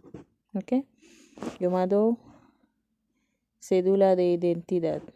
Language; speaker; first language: Spanish; non-native, learner; Haitian Creole